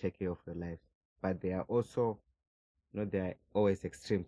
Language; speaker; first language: English; non-native, local second language; Shona